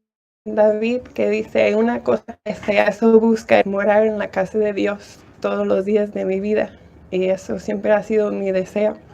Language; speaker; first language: Spanish; non-native, fluent; English